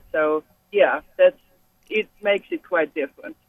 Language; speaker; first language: English; non-native, fluent; Swedish